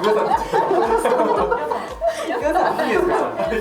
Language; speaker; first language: Japanese; non-native, fluent; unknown